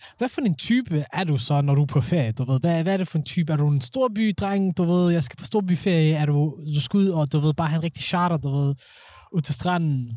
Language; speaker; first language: Danish; early bilingual, other home language; Somali